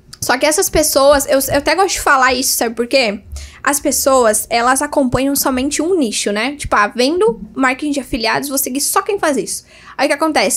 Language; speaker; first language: Portuguese; native; Portuguese